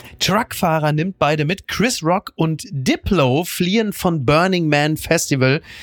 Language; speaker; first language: German; native; German